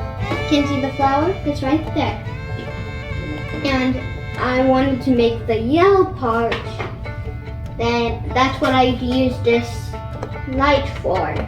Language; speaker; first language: English; native; English